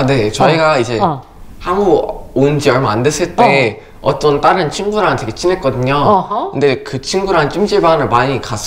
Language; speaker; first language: Korean; early bilingual, other home language; English